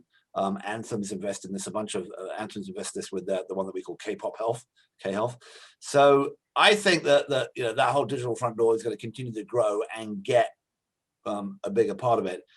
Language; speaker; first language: English; native; English